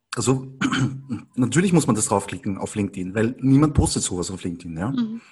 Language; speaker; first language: German; native; German